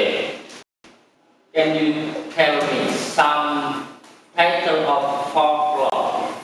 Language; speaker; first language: English; non-native, learner; Indonesian